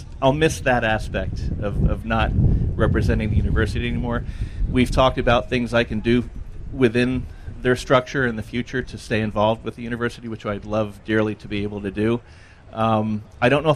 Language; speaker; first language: English; native; English